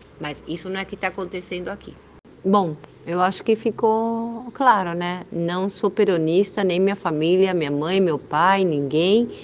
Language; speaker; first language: Portuguese; early bilingual, heritage; Portuguese